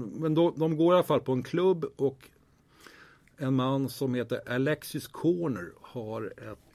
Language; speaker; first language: Swedish; native; Swedish